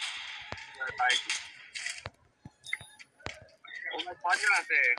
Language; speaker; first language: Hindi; non-native, learner; Bangla